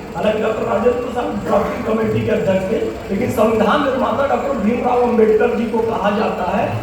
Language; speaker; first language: Hindi; native; Hindi